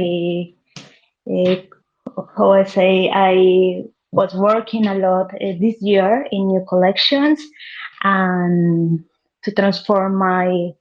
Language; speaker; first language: English; non-native, learner; Spanish